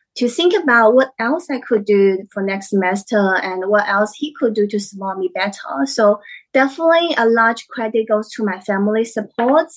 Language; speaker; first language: English; non-native, fluent; Chinese